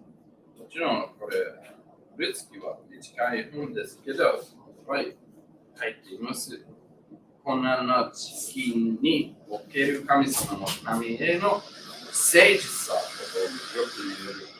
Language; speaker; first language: Japanese; non-native, learner; English